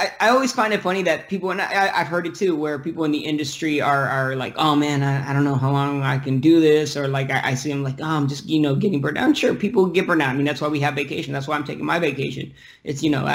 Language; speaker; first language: English; early bilingual, other home language; Russian